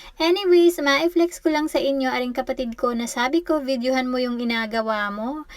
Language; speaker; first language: Filipino; native; Filipino